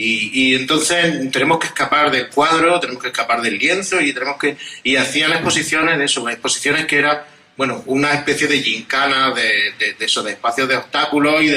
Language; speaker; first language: Spanish; native; Spanish